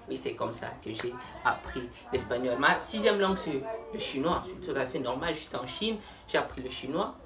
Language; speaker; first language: French; non-native, local second language; Lingala